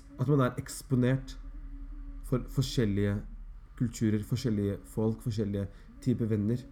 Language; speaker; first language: Norwegian; early bilingual, other home language; Somali